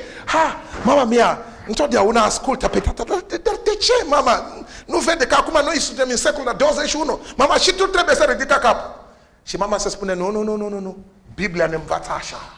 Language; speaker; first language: Romanian; non-native, learner; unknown